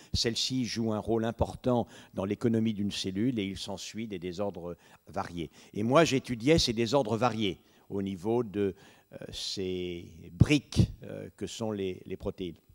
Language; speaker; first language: French; native; French